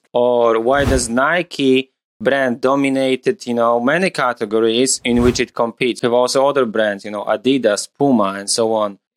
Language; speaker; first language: English; non-native, fluent; Polish